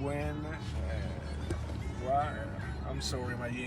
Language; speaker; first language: English; non-native, learner; Spanish